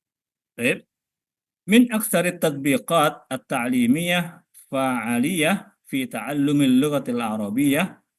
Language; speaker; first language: Arabic; non-native, fluent; Indonesian